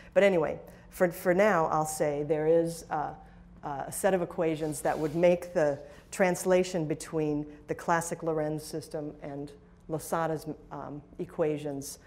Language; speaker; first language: English; native; English